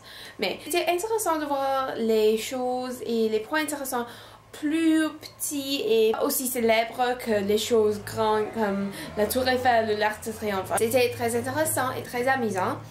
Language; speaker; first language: French; non-native, learner; English